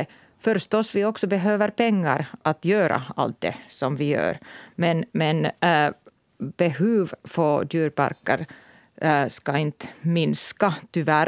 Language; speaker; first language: Swedish; non-native, local second language; Finnish